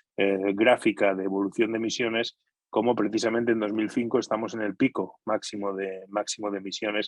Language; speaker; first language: Spanish; native; Spanish